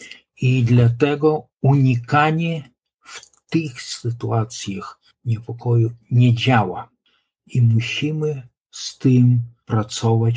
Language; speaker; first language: Polish; non-native, local second language; Lithuanian